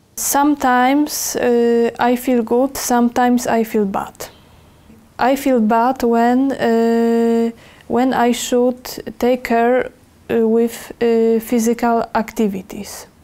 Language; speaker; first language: English; non-native, learner; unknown